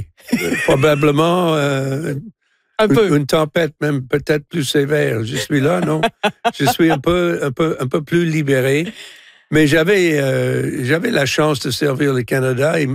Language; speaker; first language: French; non-native, local second language; English